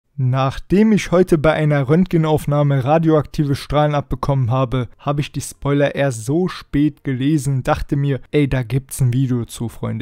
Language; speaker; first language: German; native; German